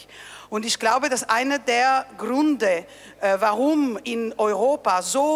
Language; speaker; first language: German; non-native, fluent; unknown